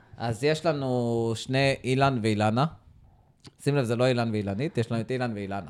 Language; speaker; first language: Hebrew; native; Hebrew